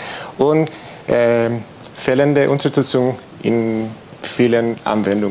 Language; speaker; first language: German; non-native, learner; Spanish